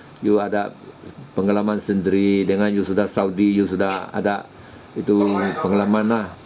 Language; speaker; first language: Malay; non-native, local second language; Chinese